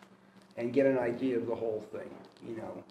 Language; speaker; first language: English; native; English